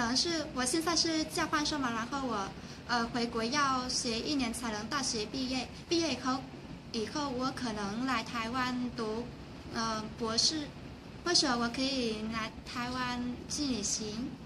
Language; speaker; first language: Chinese; non-native, learner; Vietnamese